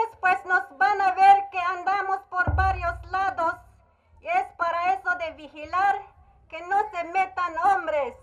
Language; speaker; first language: Spanish; non-native, local second language; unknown